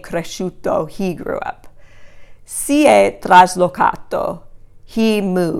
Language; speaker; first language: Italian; non-native, fluent; English